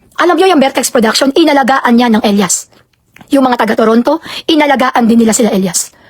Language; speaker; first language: Filipino; native; Filipino